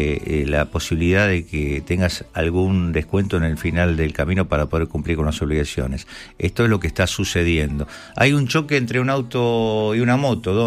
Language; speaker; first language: Spanish; native; Spanish